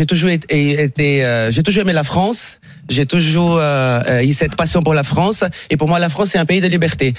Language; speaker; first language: French; non-native, fluent; Portuguese